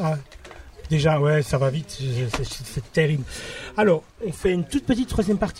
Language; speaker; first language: French; native; French